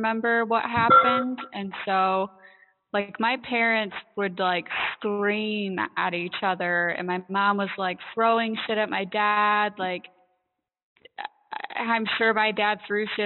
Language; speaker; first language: English; native; English